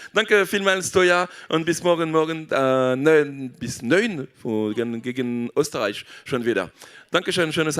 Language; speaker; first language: German; non-native, learner; French